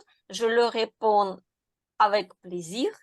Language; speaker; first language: French; non-native, learner; Ukrainian